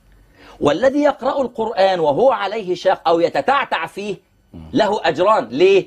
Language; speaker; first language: Arabic; native; Arabic